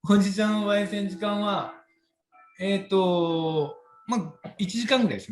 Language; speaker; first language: Japanese; native; Japanese